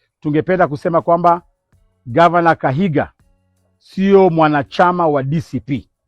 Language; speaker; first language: Swahili; non-native, local second language; Luyia